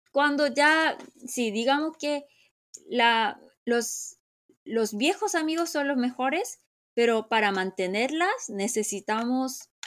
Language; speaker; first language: Spanish; non-native, fluent; Korean